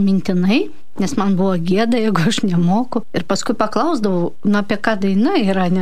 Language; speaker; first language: Lithuanian; non-native, fluent; Russian